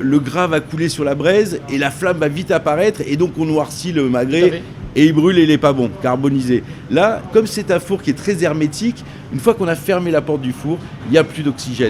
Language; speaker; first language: French; native; French